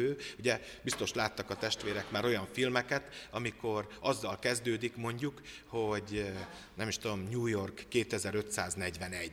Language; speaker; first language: Hungarian; native; Hungarian